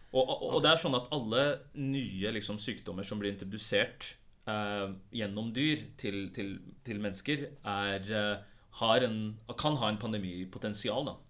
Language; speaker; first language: Norwegian; early bilingual, other home language; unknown